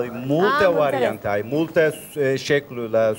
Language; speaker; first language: Romanian; non-native, learner; Turkish